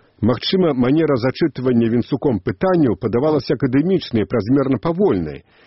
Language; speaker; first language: Belarusian; native; Belarusian